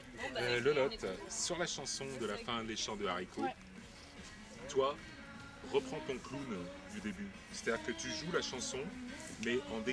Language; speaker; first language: French; native; French